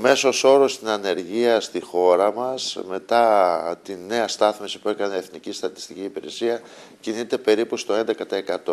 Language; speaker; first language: Greek; native; Greek